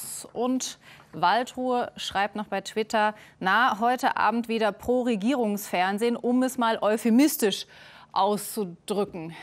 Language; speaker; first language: German; native; German